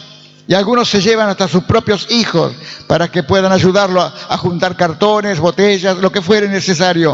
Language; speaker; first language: Spanish; native; Spanish